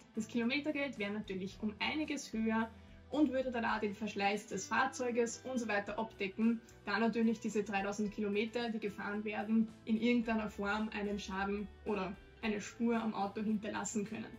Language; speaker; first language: German; native; German